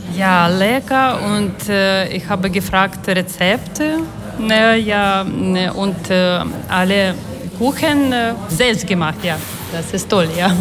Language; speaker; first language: German; non-native, learner; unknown